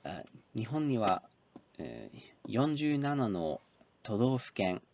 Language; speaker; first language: Japanese; non-native, learner; English